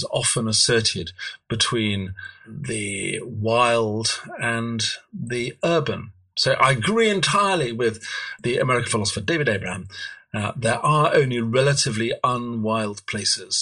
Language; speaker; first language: English; native; English